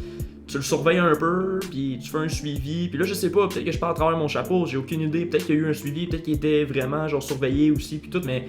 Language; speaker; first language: French; native; French